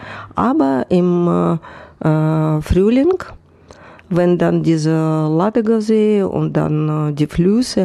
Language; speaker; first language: German; non-native, fluent; Russian